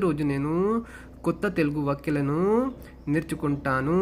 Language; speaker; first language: Telugu; non-native, learner; Hindi